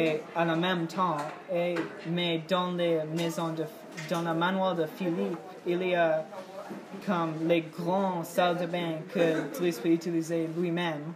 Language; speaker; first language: French; non-native, learner; English